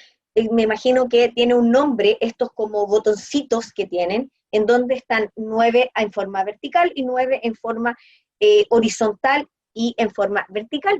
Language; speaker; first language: Spanish; native; Spanish